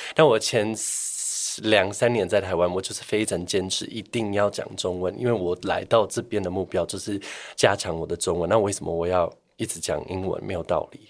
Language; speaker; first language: Chinese; non-native, fluent; English